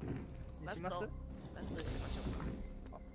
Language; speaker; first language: Japanese; native; Japanese